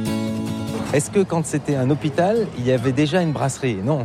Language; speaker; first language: French; native; French